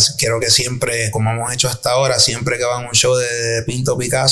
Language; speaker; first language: Spanish; native; Spanish